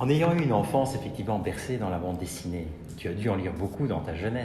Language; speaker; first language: French; native; French